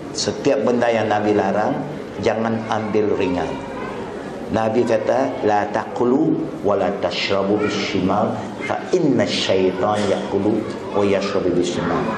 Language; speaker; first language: Malay; non-native, local second language; Chinese